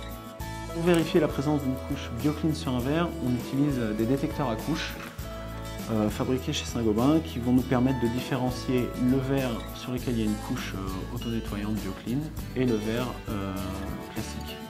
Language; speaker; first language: French; native; French